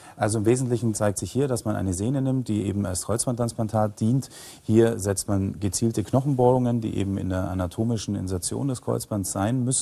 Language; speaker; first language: German; native; German